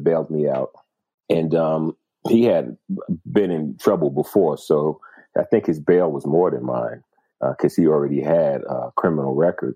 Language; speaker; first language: English; native; English